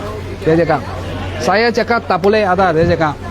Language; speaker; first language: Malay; non-native, local second language; Cantonese